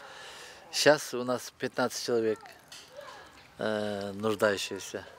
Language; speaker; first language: Russian; non-native, local second language; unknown